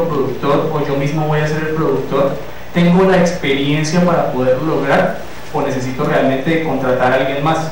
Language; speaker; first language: Spanish; native; Spanish